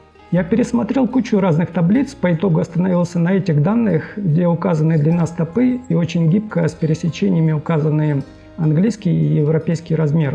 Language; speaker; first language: Russian; native; Russian